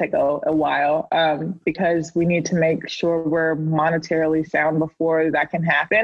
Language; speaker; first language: English; native; English